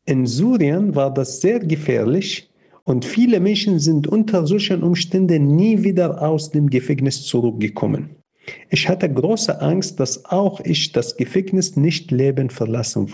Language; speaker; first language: German; non-native, fluent; Arabic